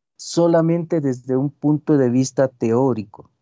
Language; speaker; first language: Spanish; non-native, local second language; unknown